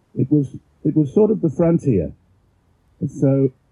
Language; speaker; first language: English; native; English